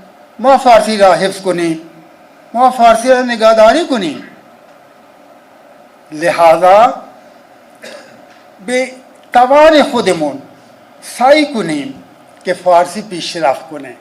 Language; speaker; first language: Persian; non-native, fluent; Urdu